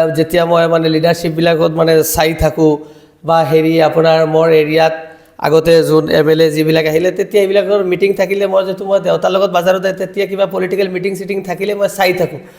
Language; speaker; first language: Assamese; non-native, local second language; Bangla